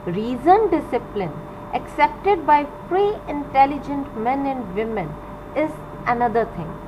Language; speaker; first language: English; non-native, local second language; Punjabi